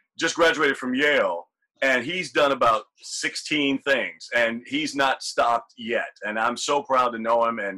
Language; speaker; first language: English; native; English